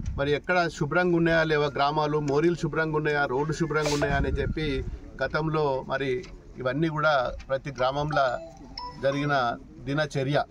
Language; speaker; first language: Telugu; non-native, local second language; Lambadi